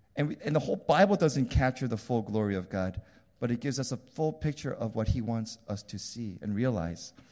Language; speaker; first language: English; early bilingual, other home language; Korean